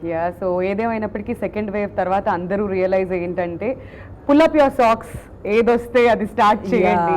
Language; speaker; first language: Telugu; native; Telugu